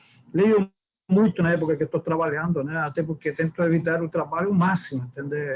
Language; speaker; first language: Portuguese; non-native, fluent; Spanish